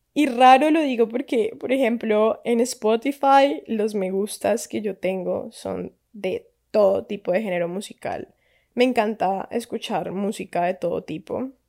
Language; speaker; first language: Spanish; native; Spanish